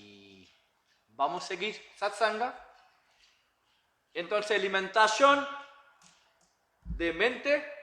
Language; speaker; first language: Spanish; non-native, learner; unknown